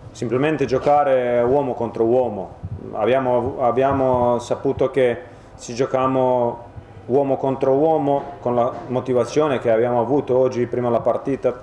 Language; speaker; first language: Italian; non-native, fluent; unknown